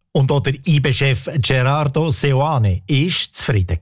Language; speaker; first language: German; native; German